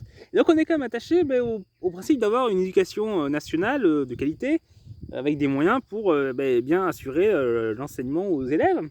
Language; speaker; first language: French; native; French